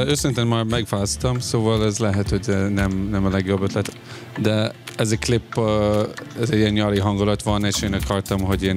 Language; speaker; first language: Hungarian; non-native, fluent; English